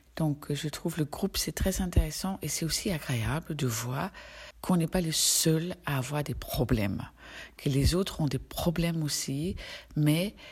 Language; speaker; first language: French; non-native, fluent; Danish